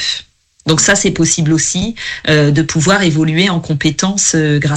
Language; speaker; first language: French; native; French